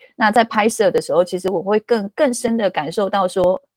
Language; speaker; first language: Chinese; non-native, local second language; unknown